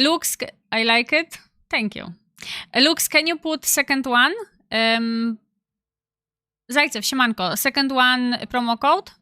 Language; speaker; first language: English; non-native, learner; Polish